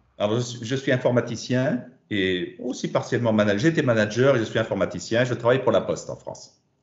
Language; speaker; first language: French; non-native, fluent; German